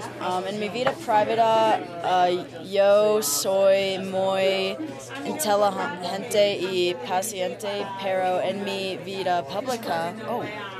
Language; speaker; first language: Spanish; non-native, learner; English